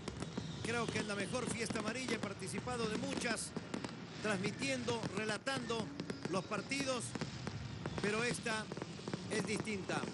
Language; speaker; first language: Spanish; native; Spanish